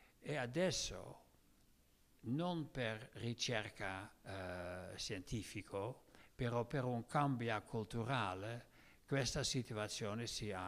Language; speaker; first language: Italian; non-native, learner; Dutch